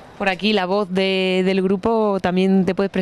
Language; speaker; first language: Spanish; native; Spanish